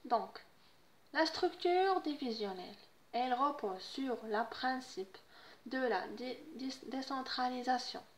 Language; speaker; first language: French; non-native, local second language; Arabic